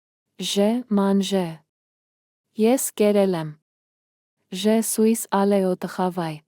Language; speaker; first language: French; non-native, fluent; Armenian